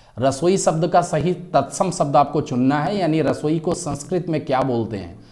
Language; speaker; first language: Hindi; native; Hindi